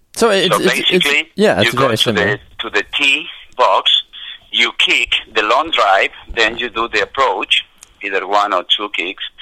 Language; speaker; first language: English; non-native, fluent; Spanish